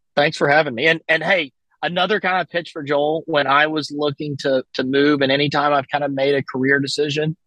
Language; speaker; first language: English; native; English